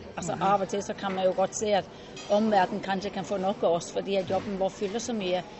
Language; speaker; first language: Norwegian; native; Norwegian